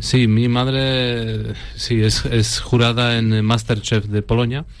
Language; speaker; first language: Spanish; non-native, fluent; Polish